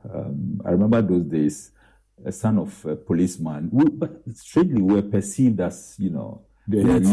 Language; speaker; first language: English; non-native, local second language; Akan